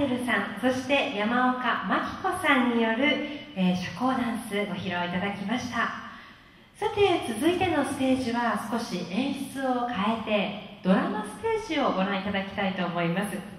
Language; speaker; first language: Japanese; native; Japanese